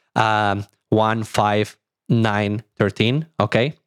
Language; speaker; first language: English; non-native, fluent; Italian